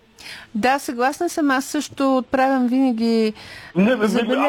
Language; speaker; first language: Bulgarian; native; Bulgarian